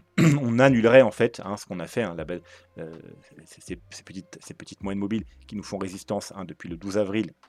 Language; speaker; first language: French; native; French